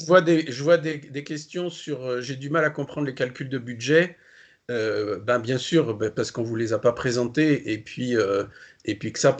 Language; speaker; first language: French; native; French